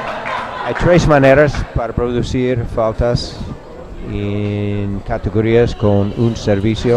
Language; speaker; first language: Spanish; non-native, learner; English